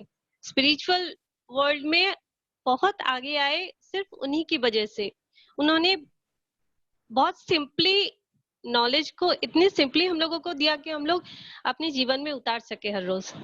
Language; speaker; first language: Hindi; non-native, local second language; Bangla